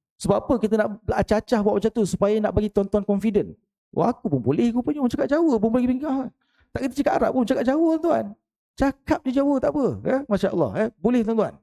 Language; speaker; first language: Malay; native; Malay